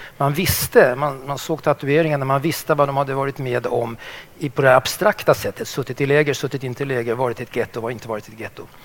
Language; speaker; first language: Swedish; native; Swedish